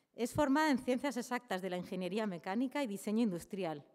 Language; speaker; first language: Spanish; native; Spanish